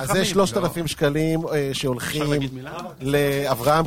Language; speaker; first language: Hebrew; native; Hebrew